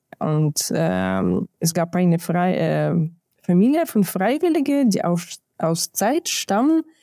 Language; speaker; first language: German; non-native, fluent; Ukrainian